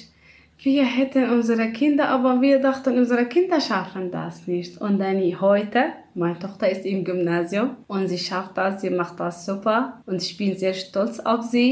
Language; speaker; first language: German; non-native, learner; Kurdish